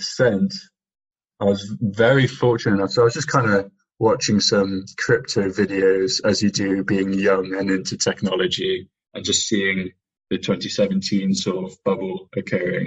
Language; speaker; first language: English; native; English